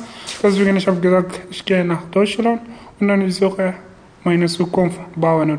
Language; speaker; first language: German; non-native, learner; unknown